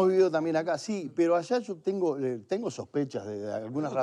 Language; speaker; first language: Spanish; native; Spanish